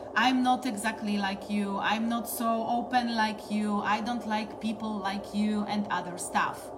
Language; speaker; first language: English; non-native, learner; Polish